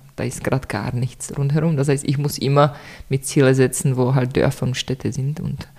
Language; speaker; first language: German; non-native, fluent; Czech